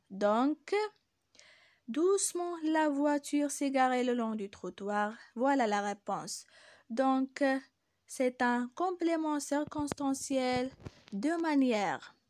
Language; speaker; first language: French; non-native, local second language; Arabic